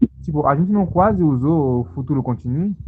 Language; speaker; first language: Portuguese; non-native, fluent; Haitian Creole